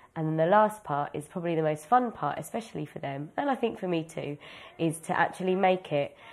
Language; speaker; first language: English; native; English